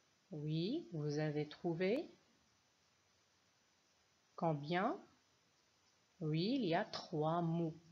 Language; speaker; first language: French; non-native, local second language; Arabic